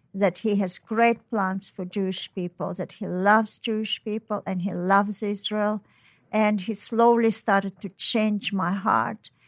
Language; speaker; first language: English; non-native, fluent; Uzbek